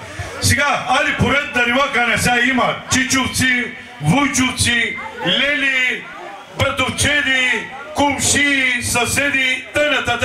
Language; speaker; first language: Bulgarian; non-native, local second language; Turkish